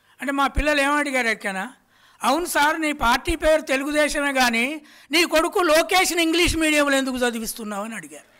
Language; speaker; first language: Telugu; native; Telugu